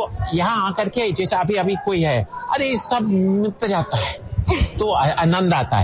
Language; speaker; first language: Hindi; non-native, fluent; English